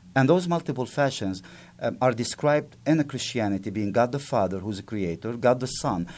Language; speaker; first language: English; non-native, fluent; Arabic